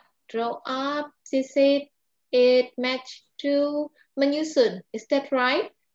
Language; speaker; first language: English; non-native, fluent; Balinese